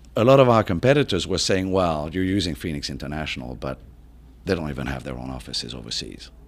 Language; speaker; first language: English; non-native, fluent; French